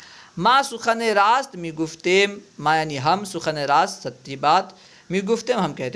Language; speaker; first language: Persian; non-native, fluent; Urdu